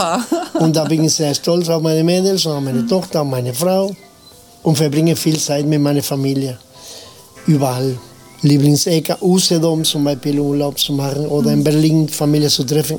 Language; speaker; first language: German; non-native, fluent; Spanish